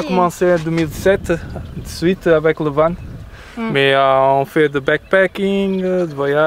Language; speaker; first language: French; non-native, learner; Portuguese